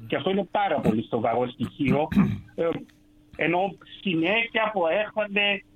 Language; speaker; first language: Greek; non-native, fluent; Romanian